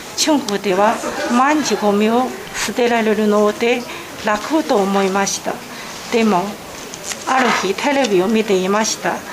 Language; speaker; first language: Japanese; non-native, learner; Chinese